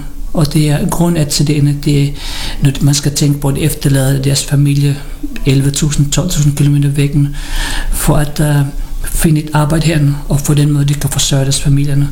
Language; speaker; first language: Danish; non-native, learner; Filipino